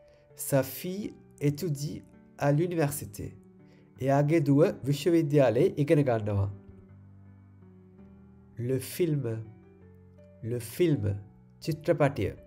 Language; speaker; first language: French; non-native, fluent; Sinhala